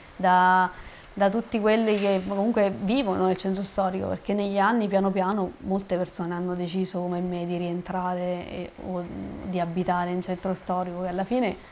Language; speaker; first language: Italian; native; Italian